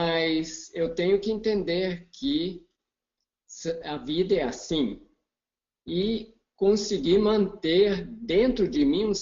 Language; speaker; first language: Portuguese; non-native, fluent; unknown